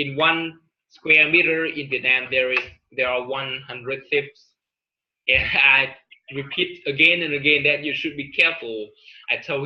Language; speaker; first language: English; non-native, learner; Vietnamese